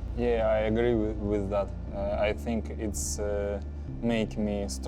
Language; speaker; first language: English; non-native, learner; Russian